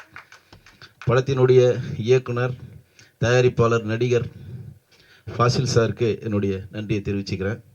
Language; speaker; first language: Tamil; native; Tamil